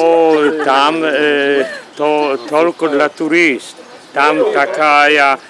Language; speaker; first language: Polish; non-native, learner; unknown